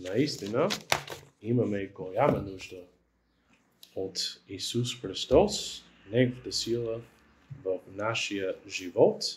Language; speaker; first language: Bulgarian; non-native, fluent; English